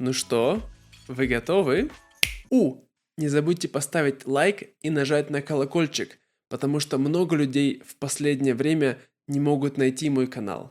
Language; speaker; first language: Russian; native; Russian